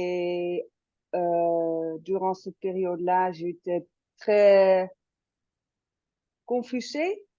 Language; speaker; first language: French; non-native, fluent; Dutch